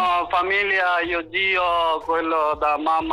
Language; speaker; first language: Italian; non-native, learner; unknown